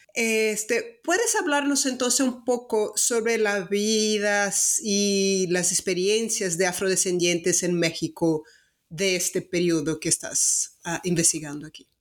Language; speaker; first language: Spanish; non-native, fluent; Portuguese